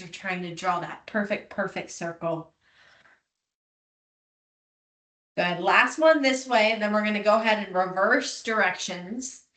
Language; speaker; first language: English; native; English